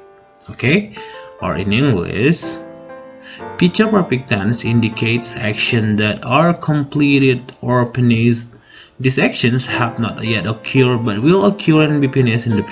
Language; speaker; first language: English; non-native, fluent; Indonesian